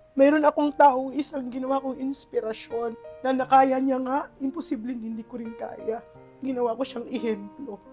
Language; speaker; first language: Filipino; non-native, local second language; Cebuano